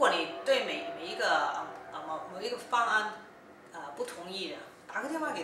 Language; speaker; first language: Chinese; early bilingual, heritage; Cantonese